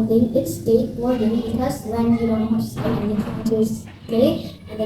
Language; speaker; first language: English; non-native, learner; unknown